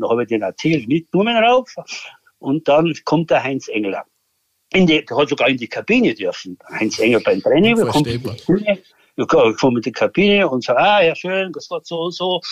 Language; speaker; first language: German; native; German